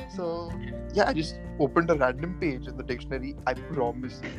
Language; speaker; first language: English; non-native, local second language; Marathi